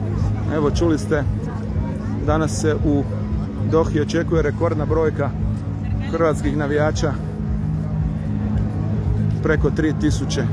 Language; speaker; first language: Serbian; native; Serbian